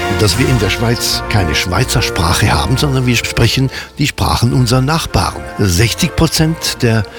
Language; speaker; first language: German; non-native, local second language; French